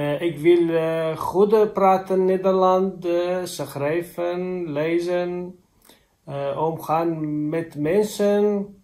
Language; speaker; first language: Dutch; non-native, learner; Kurdish